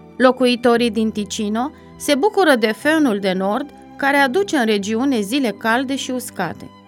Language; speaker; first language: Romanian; native; Romanian